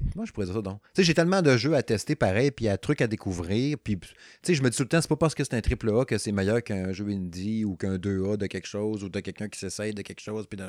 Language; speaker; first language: French; native; French